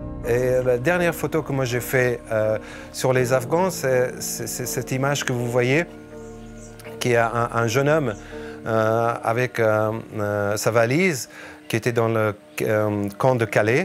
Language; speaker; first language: French; early bilingual, other home language; Persian